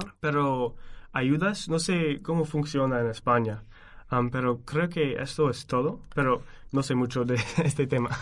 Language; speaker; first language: Spanish; non-native, fluent; English